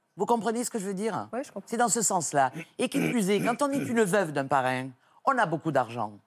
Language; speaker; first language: French; native; French